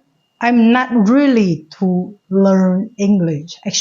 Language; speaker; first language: English; non-native, learner; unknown